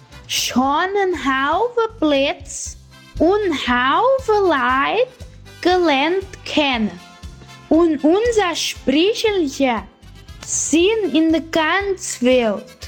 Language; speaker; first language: German; early bilingual, heritage; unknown